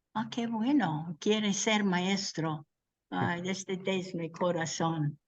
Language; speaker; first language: Spanish; non-native, learner; English